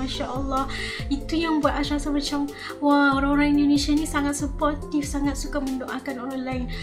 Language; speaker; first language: Malay; native; Malay